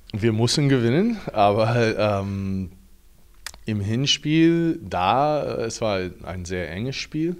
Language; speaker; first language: German; non-native, fluent; English